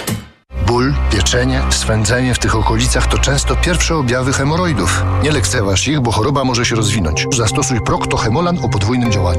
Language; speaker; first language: Polish; native; Polish